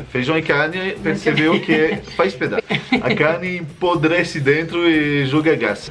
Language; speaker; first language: Portuguese; non-native, fluent; French